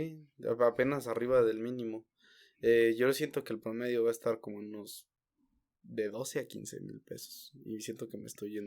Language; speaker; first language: Spanish; native; Spanish